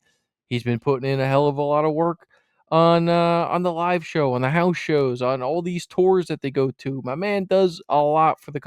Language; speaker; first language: English; native; English